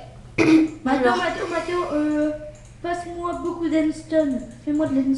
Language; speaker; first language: French; native; French